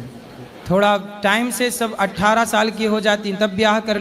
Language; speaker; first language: Hindi; native; Hindi